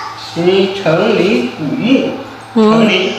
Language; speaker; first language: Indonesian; non-native, learner; Chinese